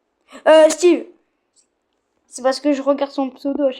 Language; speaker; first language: French; native; French